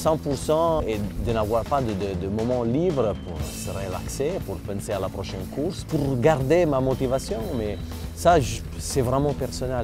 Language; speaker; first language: French; non-native, fluent; Italian